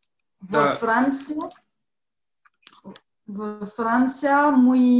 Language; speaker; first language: Russian; non-native, learner; French